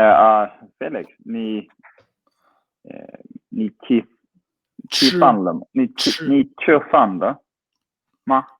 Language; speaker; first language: Chinese; non-native, learner; Swedish